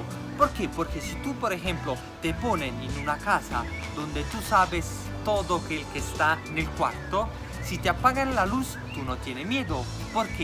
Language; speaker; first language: Spanish; non-native, fluent; Italian